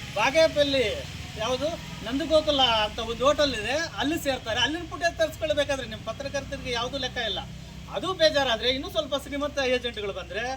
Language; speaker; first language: Kannada; native; Kannada